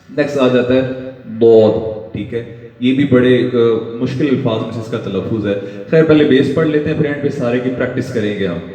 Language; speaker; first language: Urdu; non-native, local second language; Punjabi